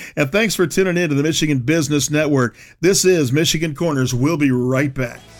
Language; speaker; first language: English; native; English